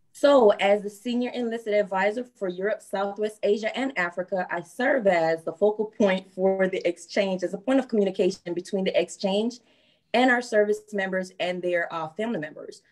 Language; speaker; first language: English; native; English